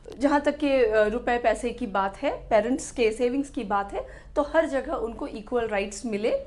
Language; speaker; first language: Hindi; native; Hindi